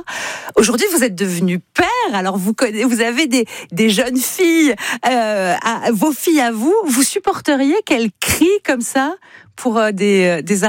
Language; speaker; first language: French; native; French